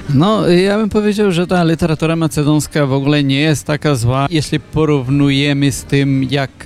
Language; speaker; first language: Polish; non-native, fluent; Macedonian